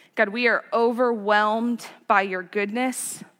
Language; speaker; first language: English; native; English